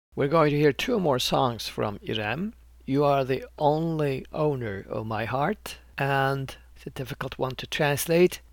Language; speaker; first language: English; non-native, fluent; Turkish